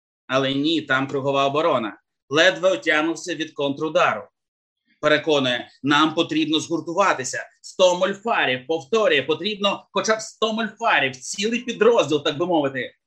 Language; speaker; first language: Ukrainian; native; Ukrainian